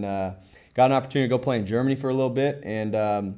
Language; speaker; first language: English; native; English